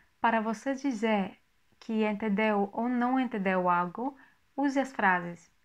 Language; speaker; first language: Portuguese; non-native, fluent; Greek